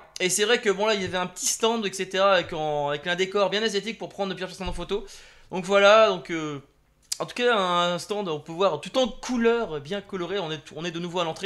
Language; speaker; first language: French; native; French